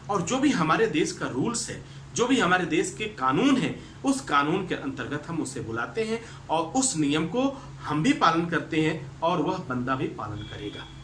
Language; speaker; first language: Hindi; native; Hindi